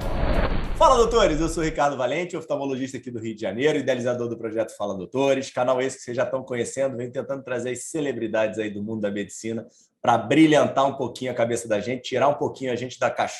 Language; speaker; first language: Portuguese; native; Portuguese